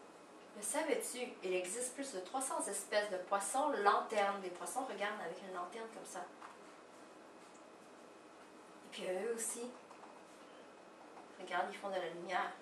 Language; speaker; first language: French; native; French